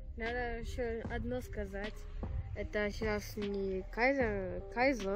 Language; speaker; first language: Russian; early bilingual, heritage; Russian